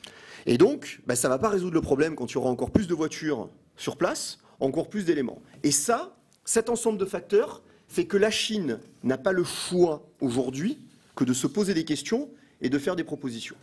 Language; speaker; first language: French; native; French